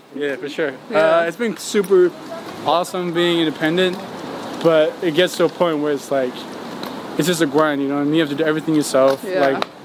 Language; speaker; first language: English; non-native, fluent; Norwegian